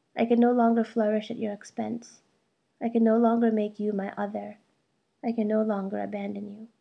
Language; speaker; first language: English; early bilingual, other home language; Malayalam